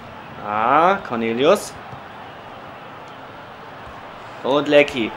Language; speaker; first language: German; native; German